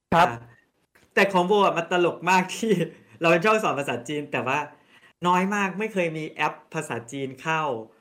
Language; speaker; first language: Thai; non-native, local second language; Northeastern Thai